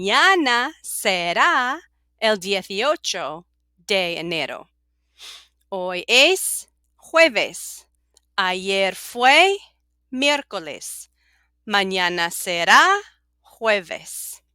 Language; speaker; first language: Spanish; non-native, fluent; English